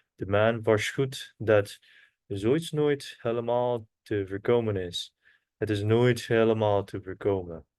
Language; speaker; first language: Dutch; non-native, learner; Korean